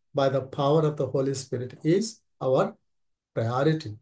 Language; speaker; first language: English; non-native, local second language; Telugu